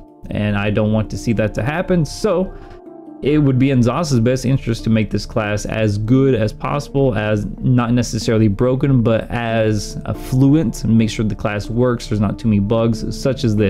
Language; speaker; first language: English; native; English